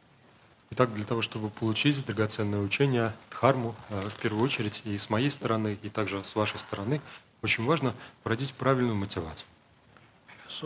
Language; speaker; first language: Russian; native; Russian